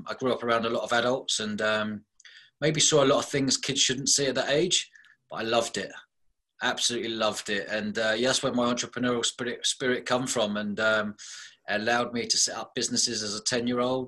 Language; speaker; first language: English; native; English